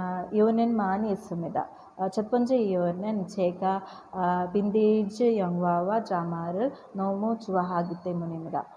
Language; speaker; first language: Korean; non-native, learner; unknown